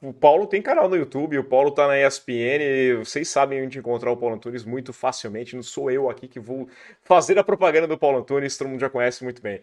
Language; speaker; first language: Portuguese; native; Portuguese